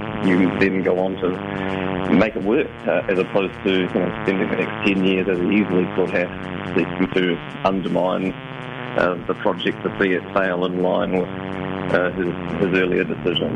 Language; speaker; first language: English; native; English